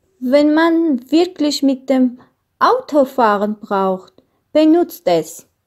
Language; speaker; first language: German; non-native, learner; Armenian